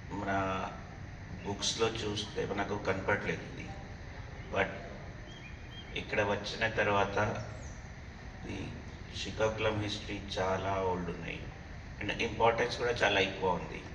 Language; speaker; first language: Telugu; non-native, local second language; Hindi